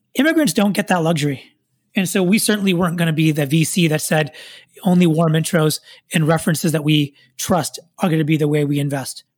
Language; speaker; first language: English; native; English